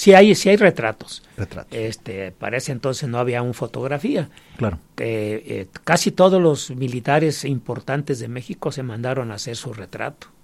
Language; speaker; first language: Spanish; native; Spanish